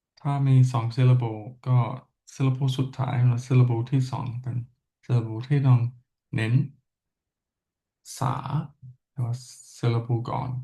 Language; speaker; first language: Thai; non-native, learner; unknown